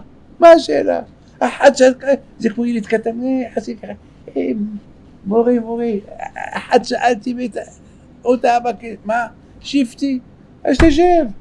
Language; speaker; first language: Hebrew; non-native, fluent; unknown